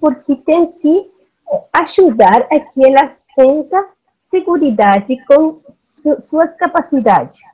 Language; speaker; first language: Portuguese; non-native, learner; Spanish